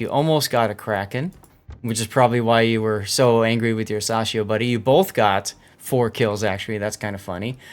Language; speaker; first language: English; native; English